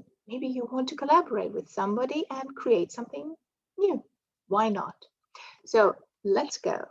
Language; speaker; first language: English; non-native, fluent; Greek